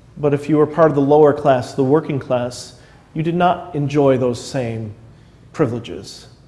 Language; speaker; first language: English; native; English